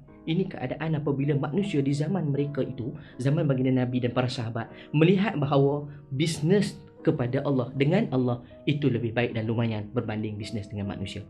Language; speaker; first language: Malay; native; Malay